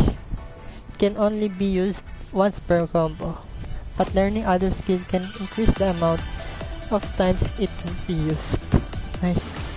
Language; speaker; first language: English; non-native, local second language; Filipino